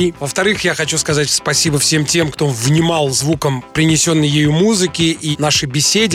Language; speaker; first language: Russian; native; Russian